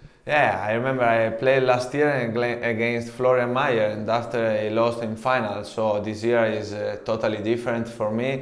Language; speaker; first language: English; non-native, learner; Italian